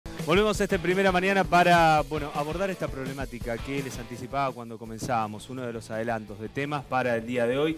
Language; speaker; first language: Spanish; native; Spanish